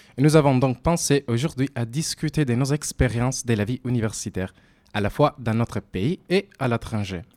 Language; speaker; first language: French; non-native, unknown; Italian